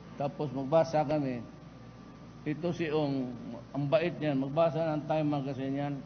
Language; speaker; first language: Filipino; non-native, local second language; Cebuano